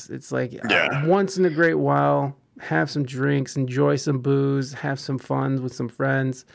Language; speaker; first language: English; early bilingual, other home language; Spanish